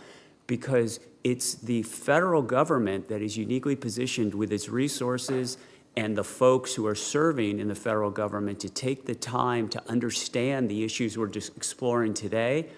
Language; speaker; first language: English; native; English